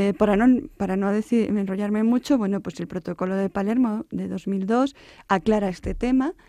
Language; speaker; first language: Spanish; native; Spanish